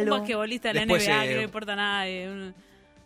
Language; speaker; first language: Spanish; native; Spanish